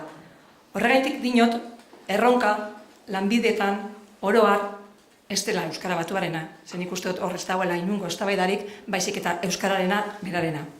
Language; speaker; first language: Basque; native; Basque